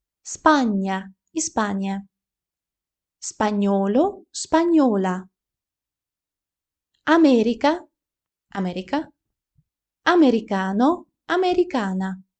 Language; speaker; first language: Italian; non-native, fluent; Ukrainian